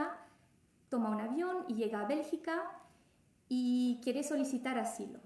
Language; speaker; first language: Spanish; non-native, fluent; French